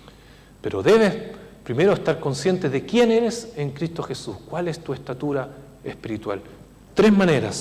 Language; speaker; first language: Spanish; native; Spanish